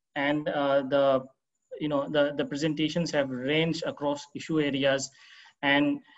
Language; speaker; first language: English; non-native, local second language; Manipuri